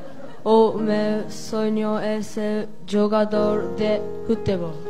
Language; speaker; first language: Portuguese; non-native, learner; Spanish